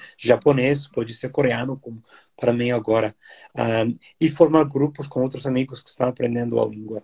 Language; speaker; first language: Portuguese; non-native, fluent; English